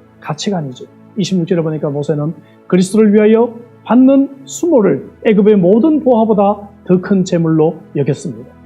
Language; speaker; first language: Korean; native; Korean